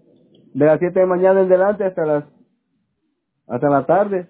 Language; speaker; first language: Spanish; native; Spanish